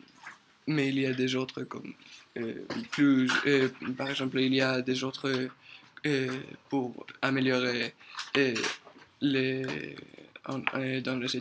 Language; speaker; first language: French; non-native, learner; Spanish